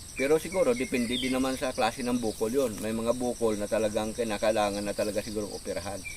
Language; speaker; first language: Filipino; non-native, local second language; Hiligaynon